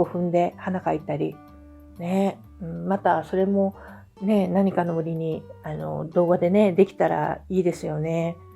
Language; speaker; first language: Japanese; native; Japanese